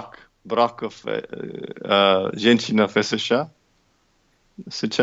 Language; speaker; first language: Russian; non-native, learner; English